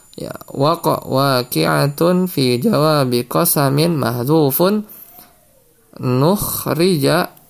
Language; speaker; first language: Arabic; non-native, fluent; Indonesian